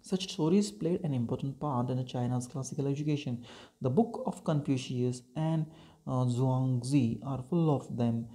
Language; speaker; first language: English; non-native, local second language; Marathi